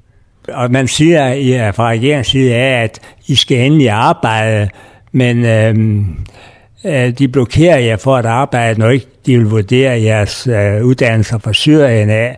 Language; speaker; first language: Danish; native; Danish